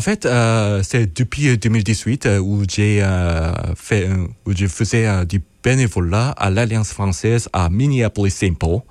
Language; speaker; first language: French; non-native, fluent; Korean